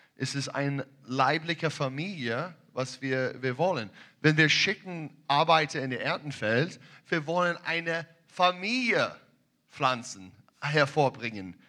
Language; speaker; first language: German; non-native, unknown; English